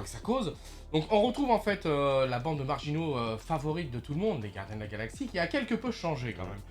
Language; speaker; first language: French; native; French